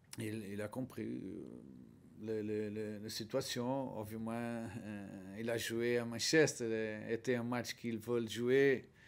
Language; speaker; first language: French; non-native, learner; Portuguese